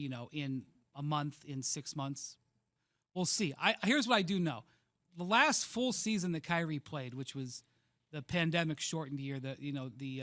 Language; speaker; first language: English; native; English